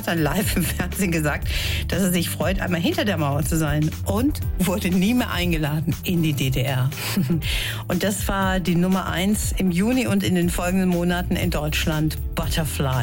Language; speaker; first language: German; native; German